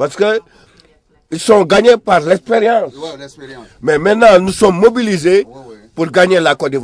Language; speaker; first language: French; non-native, local second language; Wolof